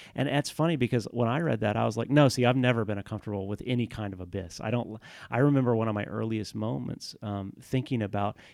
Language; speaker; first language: English; native; English